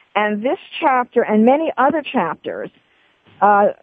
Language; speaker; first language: English; native; English